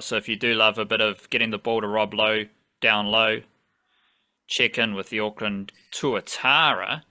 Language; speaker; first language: English; native; English